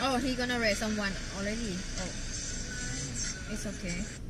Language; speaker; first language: English; non-native, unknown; Thai